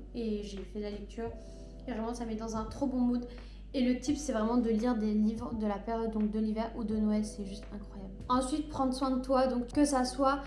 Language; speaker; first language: French; native; French